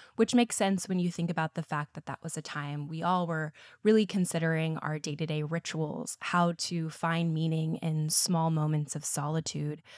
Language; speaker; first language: English; native; English